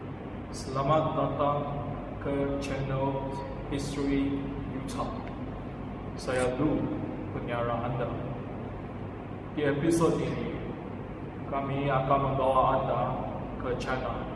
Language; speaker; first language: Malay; non-native, local second language; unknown